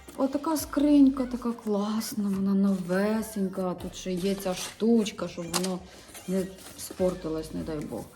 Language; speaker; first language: Ukrainian; non-native, local second language; Russian